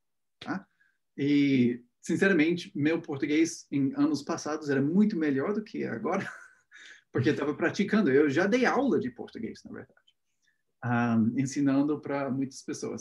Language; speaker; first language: Portuguese; non-native, fluent; English